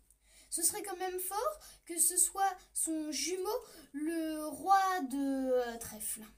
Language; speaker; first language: French; native; French